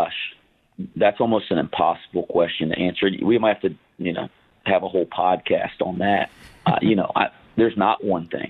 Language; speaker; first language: English; native; English